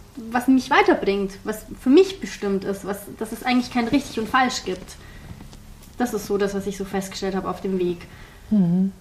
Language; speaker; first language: German; early bilingual, heritage; German